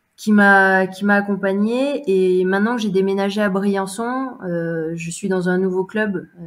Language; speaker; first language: French; native; French